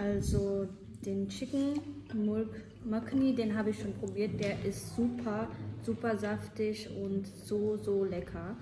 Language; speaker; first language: German; early bilingual, other home language; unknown